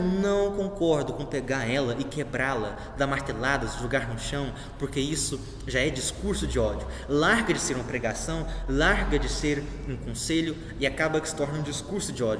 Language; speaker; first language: Portuguese; native; Portuguese